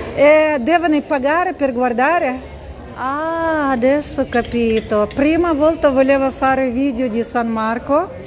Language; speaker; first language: Italian; non-native, learner; Russian